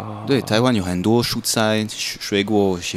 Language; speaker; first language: Chinese; non-native, learner; French